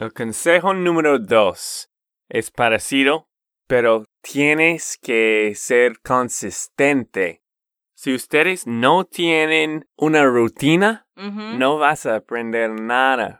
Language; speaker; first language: Spanish; non-native, fluent; English